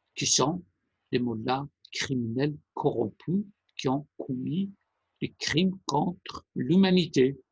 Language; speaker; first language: French; non-native, fluent; Persian